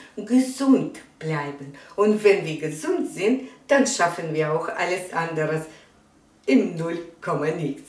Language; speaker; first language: German; non-native, fluent; Russian